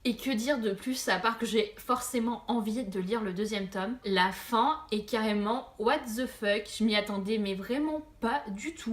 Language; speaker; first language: French; native; French